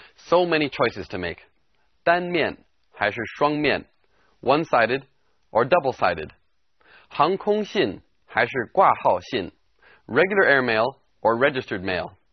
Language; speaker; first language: English; native; English